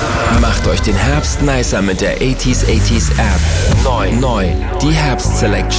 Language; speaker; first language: German; native; German